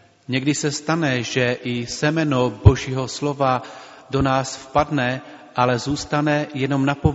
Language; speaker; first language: Czech; native; Czech